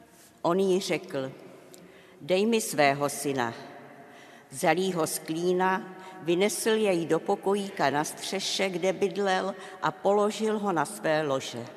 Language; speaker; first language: Czech; native; Czech